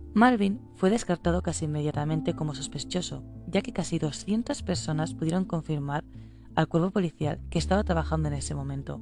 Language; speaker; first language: Spanish; native; Spanish